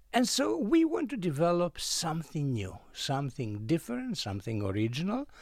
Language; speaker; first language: English; non-native, fluent; Greek